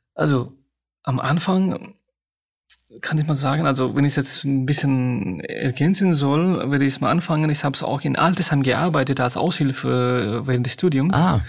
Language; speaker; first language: German; non-native, fluent; Nepali